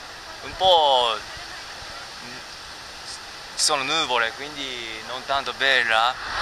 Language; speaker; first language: Italian; non-native, learner; Japanese